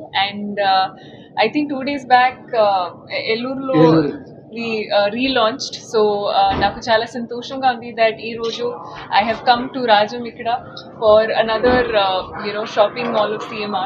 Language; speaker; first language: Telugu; non-native, fluent; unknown